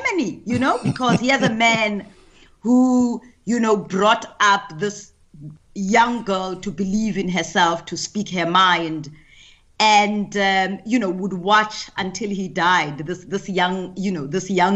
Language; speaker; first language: English; non-native, local second language; Tswana